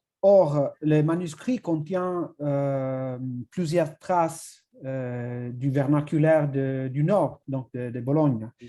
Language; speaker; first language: French; non-native, fluent; Italian